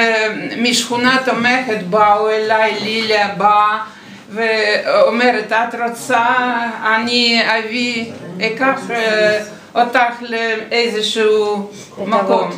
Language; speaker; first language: Hebrew; non-native, fluent; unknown